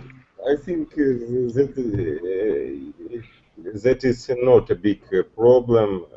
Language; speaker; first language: English; non-native, learner; Russian